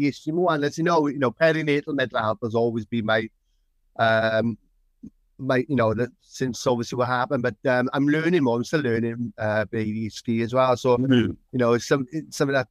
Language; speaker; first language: English; native; English